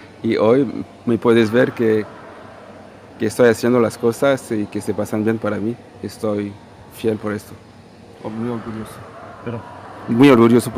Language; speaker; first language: Spanish; non-native, fluent; Portuguese